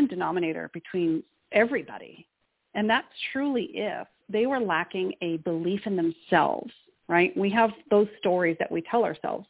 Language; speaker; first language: English; native; English